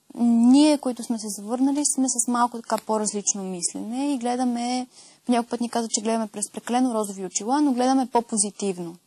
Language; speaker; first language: Bulgarian; early bilingual, heritage; Bulgarian